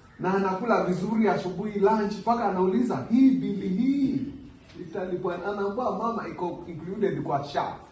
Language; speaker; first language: Swahili; non-native, local second language; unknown